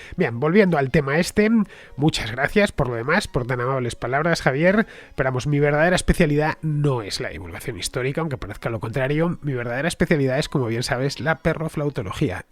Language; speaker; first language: Spanish; native; Spanish